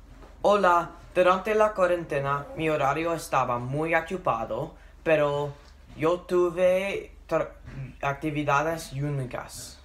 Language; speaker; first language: Spanish; non-native, learner; English